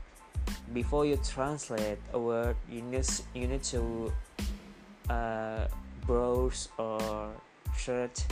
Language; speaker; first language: English; non-native, learner; Indonesian